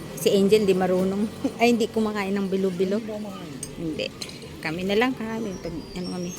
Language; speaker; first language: Filipino; native; Filipino